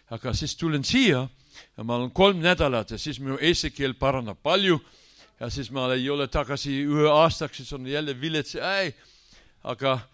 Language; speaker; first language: Estonian; early bilingual, heritage; Estonian